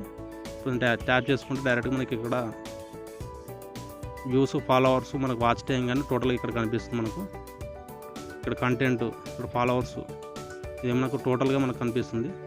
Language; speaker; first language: Telugu; native; Telugu